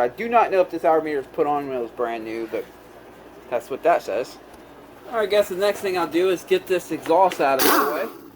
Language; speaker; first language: English; native; English